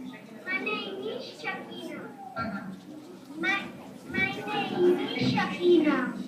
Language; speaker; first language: English; non-native, learner; Spanish